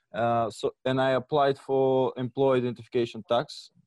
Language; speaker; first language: English; non-native, fluent; Bulgarian